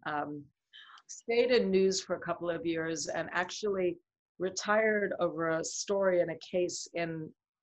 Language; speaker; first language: English; native; English